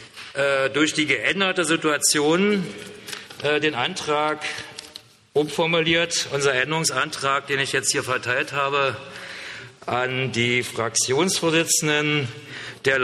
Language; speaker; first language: German; native; German